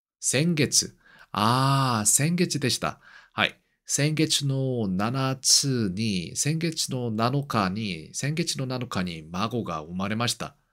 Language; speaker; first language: Japanese; non-native, learner; Korean